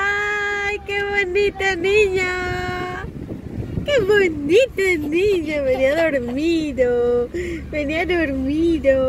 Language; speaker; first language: Spanish; native; Spanish